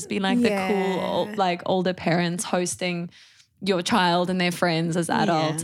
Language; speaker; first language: English; native; English